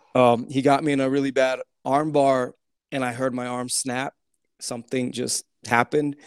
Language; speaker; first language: English; early bilingual, other home language; Turkish